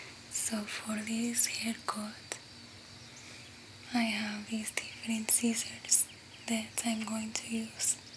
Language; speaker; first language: English; non-native, fluent; Spanish